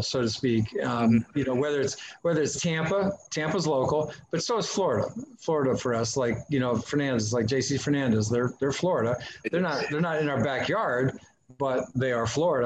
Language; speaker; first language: English; native; English